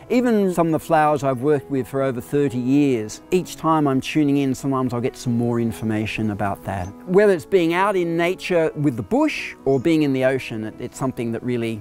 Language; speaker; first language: English; native; English